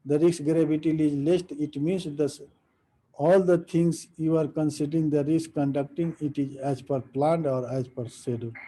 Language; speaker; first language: English; non-native, local second language; Nepali